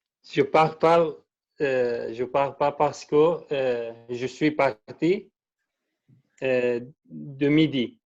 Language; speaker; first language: French; non-native, learner; Kurdish